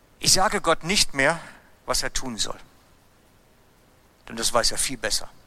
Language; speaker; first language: German; native; German